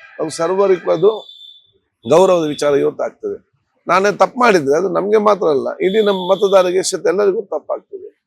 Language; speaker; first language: Kannada; non-native, local second language; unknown